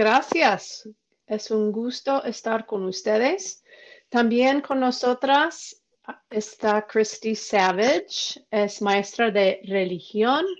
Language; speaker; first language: Spanish; non-native, fluent; English